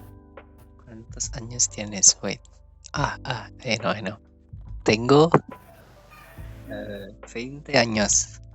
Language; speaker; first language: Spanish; non-native, learner; Indonesian